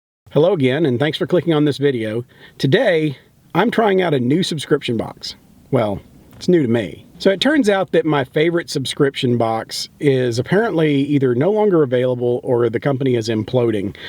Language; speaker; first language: English; native; English